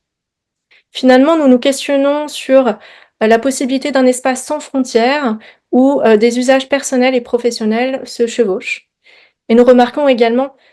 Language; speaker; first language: French; native; French